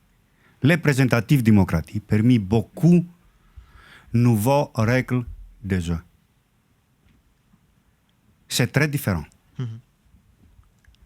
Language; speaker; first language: French; non-native, learner; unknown